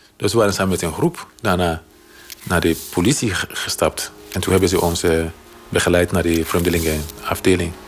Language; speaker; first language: Dutch; non-native, fluent; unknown